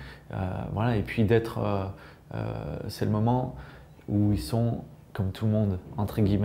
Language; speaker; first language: French; native; French